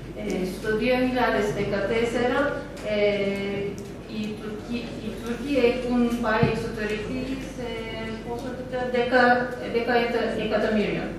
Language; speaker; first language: Greek; non-native, learner; Turkish